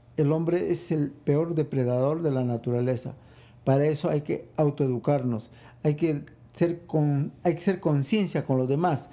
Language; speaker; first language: Spanish; non-native, local second language; Quechua